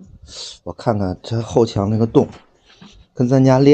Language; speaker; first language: Chinese; native; Chinese